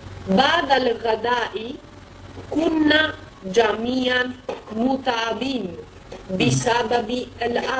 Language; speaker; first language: Arabic; non-native, learner; Italian